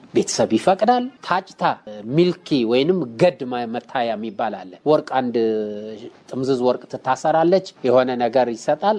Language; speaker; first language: Amharic; non-native, local second language; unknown